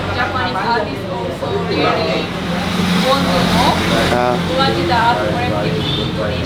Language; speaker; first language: English; non-native, learner; Japanese